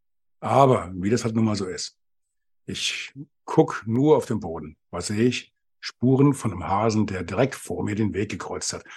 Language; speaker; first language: German; native; German